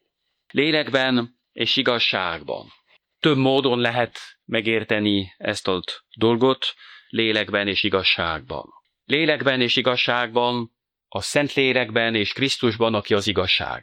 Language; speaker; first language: Hungarian; non-native, fluent; French